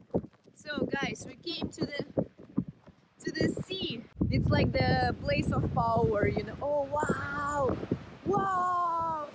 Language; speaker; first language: English; non-native, learner; Russian